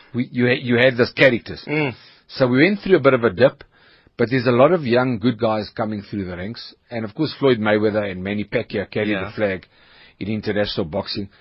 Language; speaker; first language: English; native; English